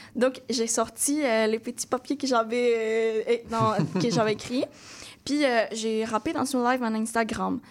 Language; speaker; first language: French; non-native, fluent; Spanish